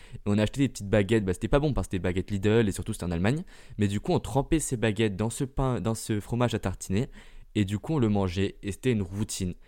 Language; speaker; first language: French; early bilingual, heritage; French